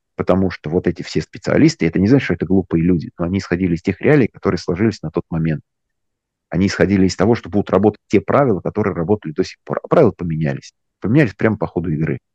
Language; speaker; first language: Russian; native; Russian